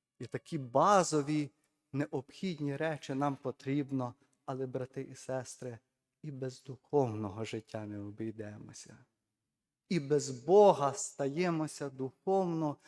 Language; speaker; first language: Ukrainian; native; Ukrainian